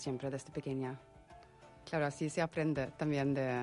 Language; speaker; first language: Spanish; non-native, fluent; Swedish